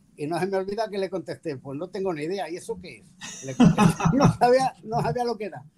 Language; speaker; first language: Spanish; native; Spanish